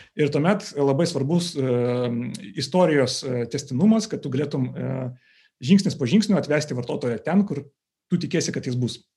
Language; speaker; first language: Lithuanian; non-native, local second language; Russian